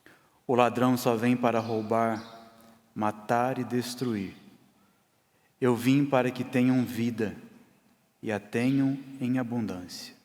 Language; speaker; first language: Portuguese; native; Portuguese